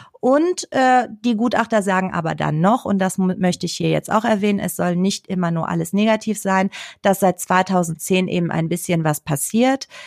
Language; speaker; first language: German; early bilingual, other home language; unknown